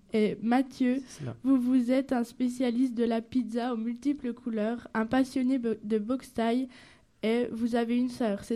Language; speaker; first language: French; native; French